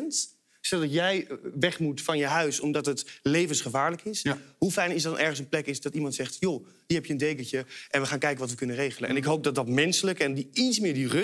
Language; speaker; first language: Dutch; native; Dutch